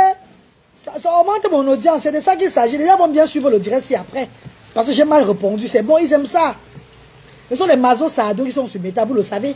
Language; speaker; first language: French; non-native, local second language; Lingala